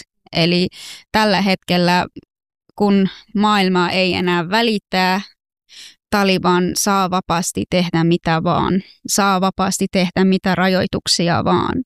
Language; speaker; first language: Finnish; non-native, fluent; Persian